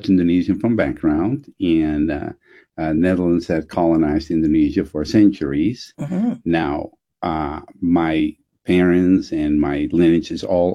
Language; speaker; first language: English; non-native, fluent; Dutch